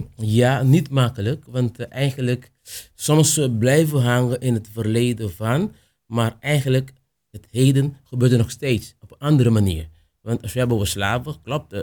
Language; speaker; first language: Dutch; non-native, local second language; Papiamento